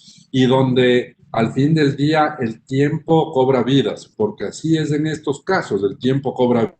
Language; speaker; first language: Spanish; native; Spanish